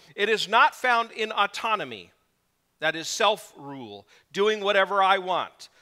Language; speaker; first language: English; native; English